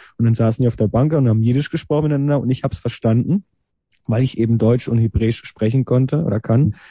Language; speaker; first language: German; native; German